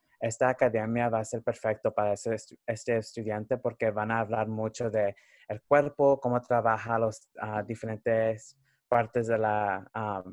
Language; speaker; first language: Spanish; early bilingual, heritage; Spanish